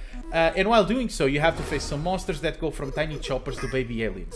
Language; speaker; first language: English; non-native, fluent; Portuguese